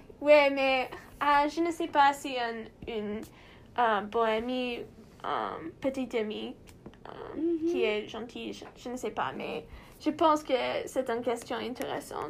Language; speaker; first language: French; non-native, learner; English